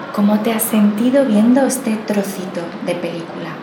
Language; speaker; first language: Spanish; native; Spanish